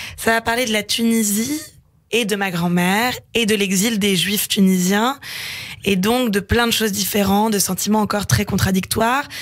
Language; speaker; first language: French; native; French